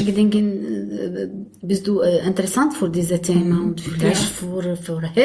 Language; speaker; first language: German; non-native, learner; Arabic